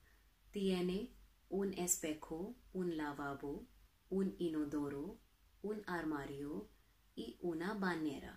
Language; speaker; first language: Spanish; non-native, learner; Hindi